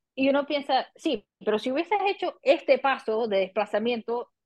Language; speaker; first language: Spanish; early bilingual, heritage; Spanish